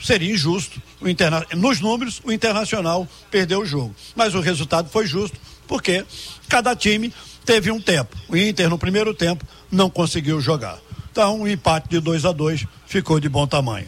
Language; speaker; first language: Portuguese; native; Portuguese